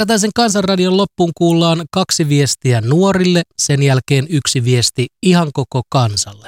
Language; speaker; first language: Finnish; native; Finnish